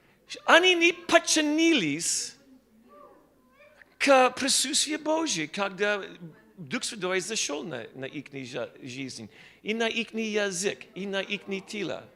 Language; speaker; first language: Russian; non-native, learner; English